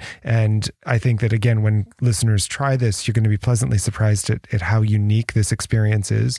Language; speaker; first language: English; native; English